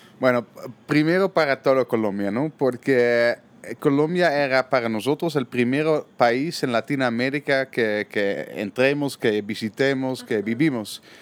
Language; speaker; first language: Spanish; non-native, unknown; Dutch